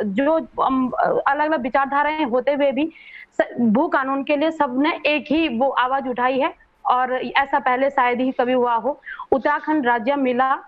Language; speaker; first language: Hindi; native; Hindi